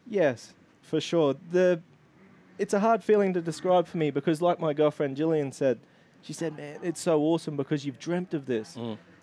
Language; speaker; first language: English; native; English